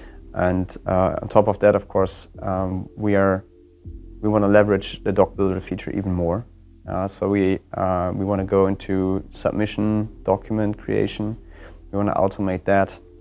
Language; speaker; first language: English; non-native, fluent; German